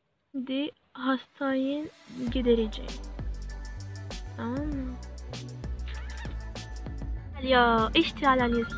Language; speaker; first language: Turkish; non-native, learner; Arabic